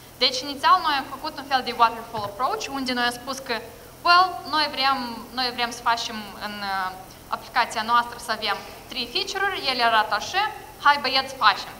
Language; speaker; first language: Romanian; non-native, local second language; Russian